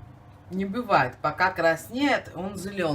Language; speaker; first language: Russian; non-native, fluent; Georgian